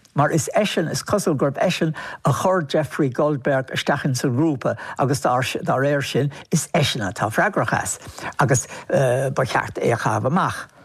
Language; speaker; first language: Irish; native; Irish